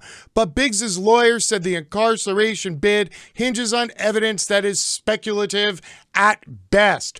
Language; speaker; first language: English; native; English